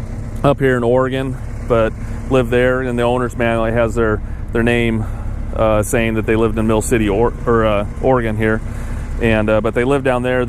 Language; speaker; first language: English; native; English